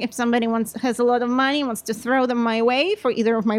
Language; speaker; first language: English; non-native, fluent; Russian